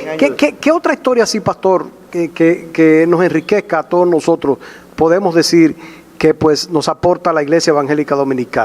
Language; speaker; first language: Spanish; native; Spanish